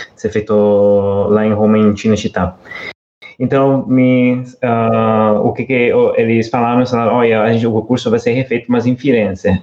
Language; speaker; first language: Portuguese; non-native, fluent; Italian